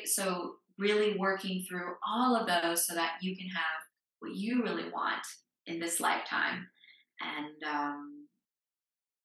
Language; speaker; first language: English; native; English